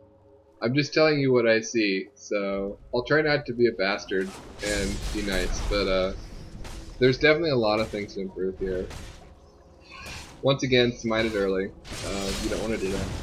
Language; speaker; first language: English; native; English